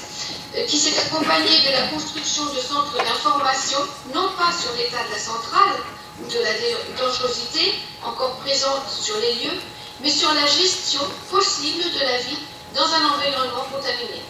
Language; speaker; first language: French; native; French